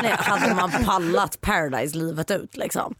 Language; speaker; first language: Swedish; native; Swedish